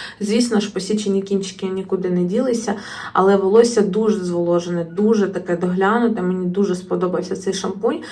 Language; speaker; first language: Ukrainian; non-native, local second language; Russian